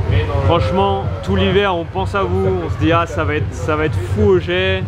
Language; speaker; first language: French; native; French